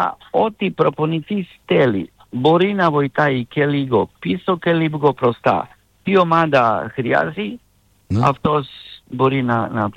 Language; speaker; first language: Greek; non-native, learner; Serbian